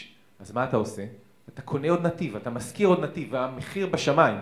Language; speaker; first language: Hebrew; native; Hebrew